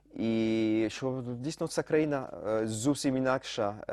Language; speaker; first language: Ukrainian; early bilingual, heritage; Ukrainian